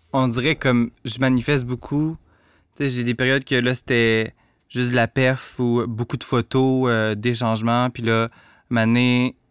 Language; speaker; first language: French; native; French